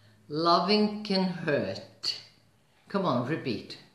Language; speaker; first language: English; non-native, fluent; Portuguese